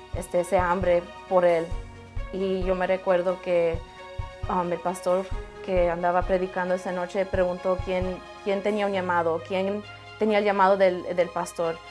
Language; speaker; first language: Spanish; early bilingual, heritage; Spanish